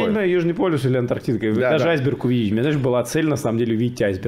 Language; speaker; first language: Russian; native; Russian